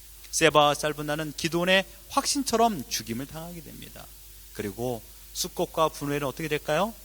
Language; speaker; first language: Korean; native; Korean